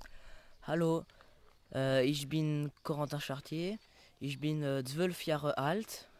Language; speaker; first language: German; non-native, learner; French